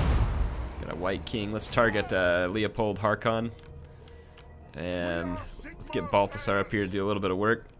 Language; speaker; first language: English; native; English